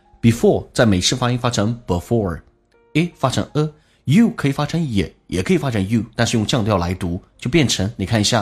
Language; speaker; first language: Chinese; native; Chinese